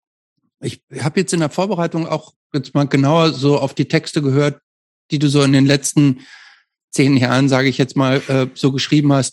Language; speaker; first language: German; native; German